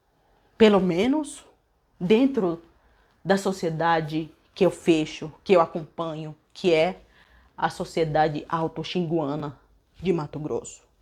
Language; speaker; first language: Portuguese; non-native, local second language; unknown